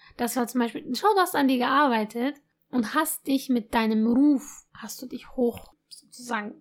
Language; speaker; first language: German; early bilingual, other home language; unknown